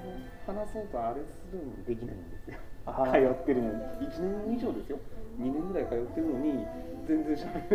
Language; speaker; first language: Japanese; native; Japanese